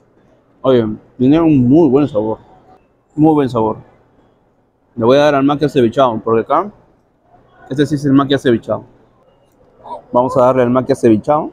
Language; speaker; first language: Spanish; native; Spanish